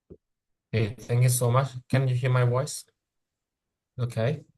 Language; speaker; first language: English; non-native, fluent; Thai